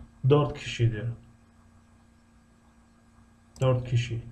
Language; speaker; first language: Turkish; non-native, fluent; Tajik